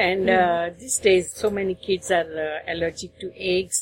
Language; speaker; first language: English; non-native, local second language; Gujarati